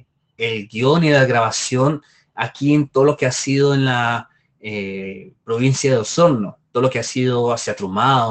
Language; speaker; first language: Spanish; native; Spanish